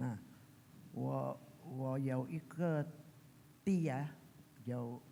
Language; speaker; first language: Chinese; early bilingual, heritage; Chinese